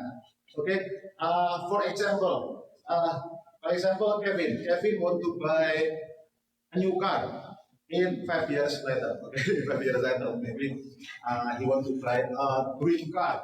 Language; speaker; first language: English; non-native, learner; Indonesian